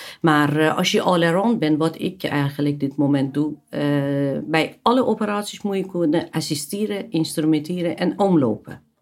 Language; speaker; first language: Dutch; non-native, fluent; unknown